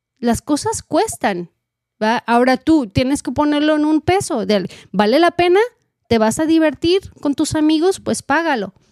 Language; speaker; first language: Spanish; native; Spanish